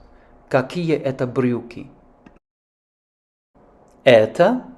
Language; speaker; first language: Russian; non-native, fluent; French